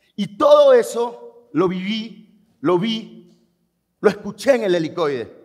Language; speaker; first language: Spanish; native; Spanish